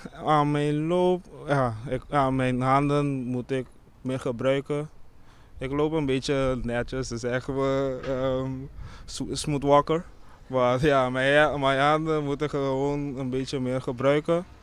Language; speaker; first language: Dutch; non-native, local second language; Papiamento